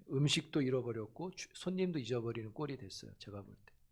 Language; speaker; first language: Korean; native; Korean